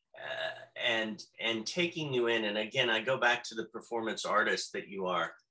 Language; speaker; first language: English; native; English